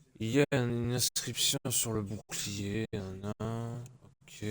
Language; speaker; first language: French; native; French